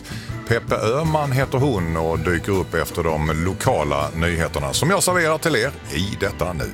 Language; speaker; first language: Swedish; native; Swedish